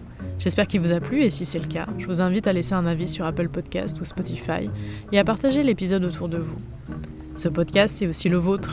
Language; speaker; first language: French; native; French